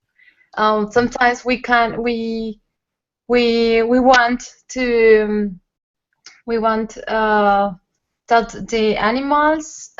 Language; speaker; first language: English; non-native, learner; Spanish